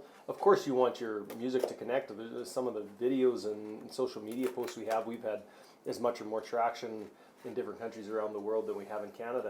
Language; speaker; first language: English; native; English